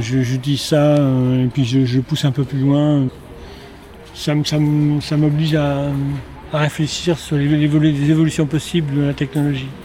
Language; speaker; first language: French; native; French